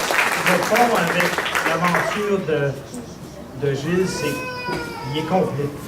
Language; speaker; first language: French; native; French